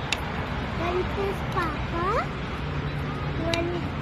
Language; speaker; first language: Hindi; native; Hindi